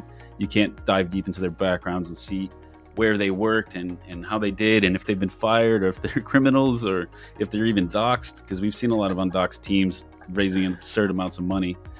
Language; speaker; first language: English; native; English